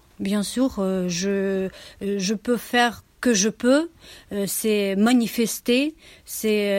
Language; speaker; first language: French; non-native, learner; Ukrainian